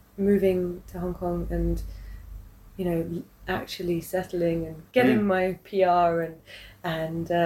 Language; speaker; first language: English; native; English